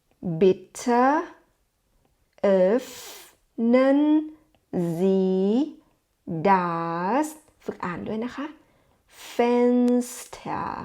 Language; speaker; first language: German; non-native, fluent; Thai